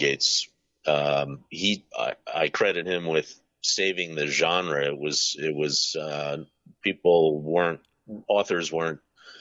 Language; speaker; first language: English; native; English